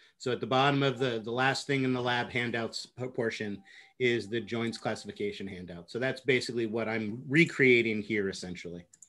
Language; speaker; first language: English; native; English